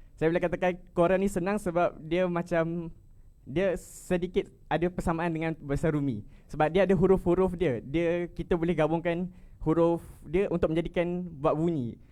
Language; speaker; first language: Malay; native; Malay